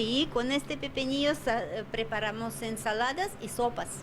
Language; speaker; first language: Spanish; non-native, learner; Russian